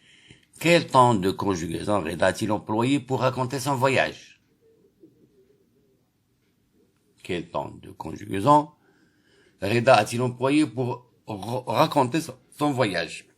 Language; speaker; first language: French; non-native, local second language; Arabic